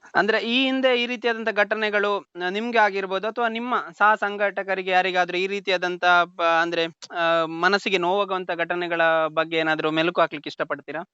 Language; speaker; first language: Kannada; native; Kannada